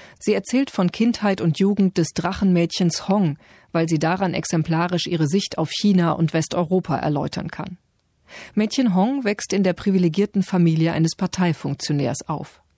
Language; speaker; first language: German; native; German